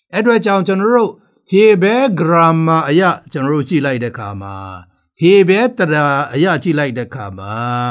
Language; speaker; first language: Burmese; non-native, local second language; Tedim Chin